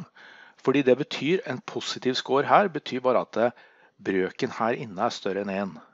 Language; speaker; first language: Norwegian; native; Norwegian